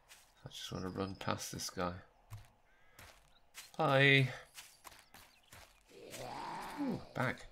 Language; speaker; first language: English; native; English